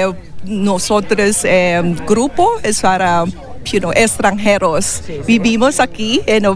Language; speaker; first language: Spanish; non-native, learner; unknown